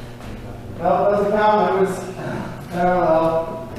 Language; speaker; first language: English; native; English